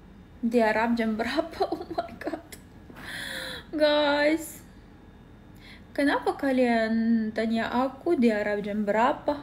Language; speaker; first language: Indonesian; non-native, learner; Russian